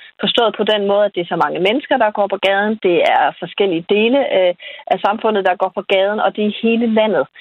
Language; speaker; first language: Danish; native; Danish